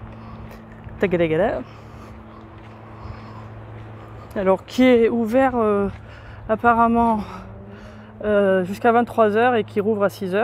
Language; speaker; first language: French; native; French